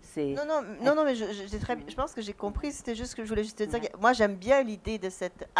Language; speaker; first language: French; native; French